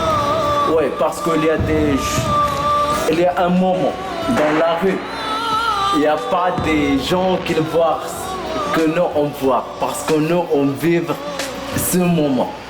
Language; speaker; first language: French; non-native, local second language; Arabic